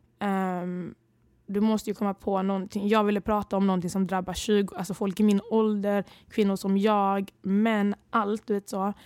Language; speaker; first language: Swedish; early bilingual, other home language; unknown